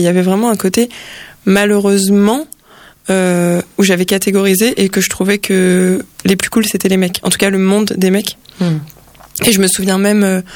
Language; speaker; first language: French; native; French